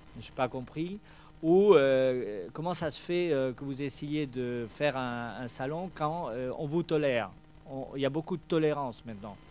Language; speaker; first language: French; non-native, fluent; Spanish